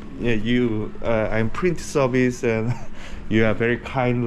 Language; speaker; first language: English; non-native, learner; Korean